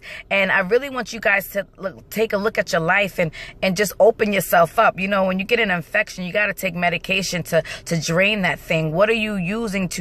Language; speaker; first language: English; native; English